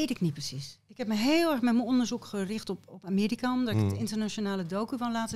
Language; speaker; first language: Dutch; native; Dutch